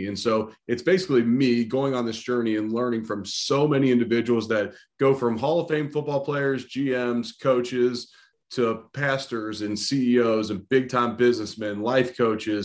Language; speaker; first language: English; native; English